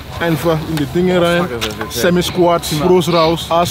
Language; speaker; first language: German; native; German